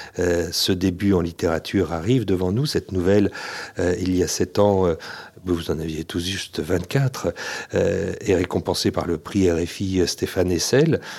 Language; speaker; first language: French; native; French